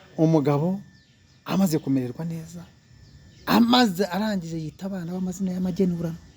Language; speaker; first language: Kinyarwanda; early bilingual, heritage; Kinyarwanda